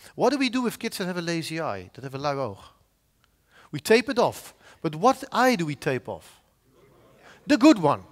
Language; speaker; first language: English; non-native, fluent; Dutch